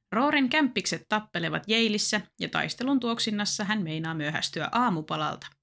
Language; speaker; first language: Finnish; native; Finnish